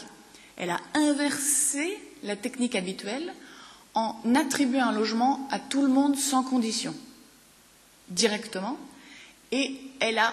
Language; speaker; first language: French; native; French